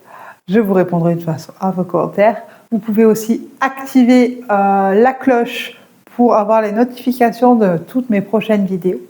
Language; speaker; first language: French; native; French